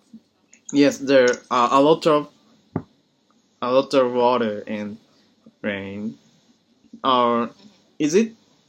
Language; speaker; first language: English; non-native, learner; Japanese